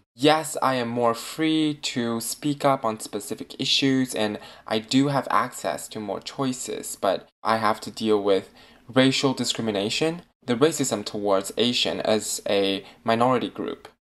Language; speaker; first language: English; non-native, fluent; Chinese